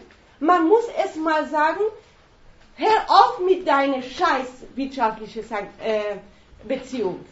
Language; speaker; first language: German; non-native, fluent; Persian